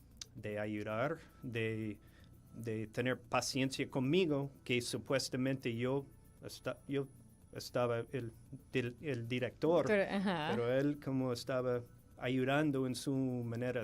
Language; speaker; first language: Spanish; non-native, fluent; English